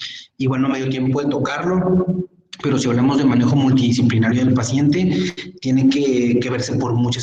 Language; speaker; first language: Spanish; native; Spanish